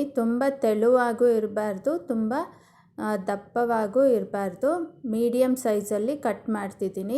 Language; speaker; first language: Kannada; native; Kannada